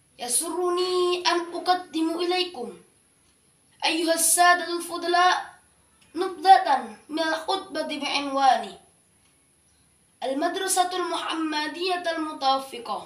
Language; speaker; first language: Arabic; non-native, learner; Indonesian